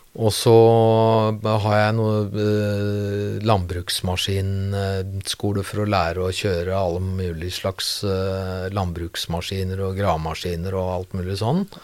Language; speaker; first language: Norwegian; native; Norwegian